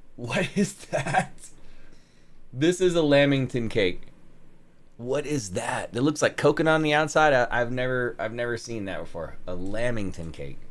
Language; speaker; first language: English; native; English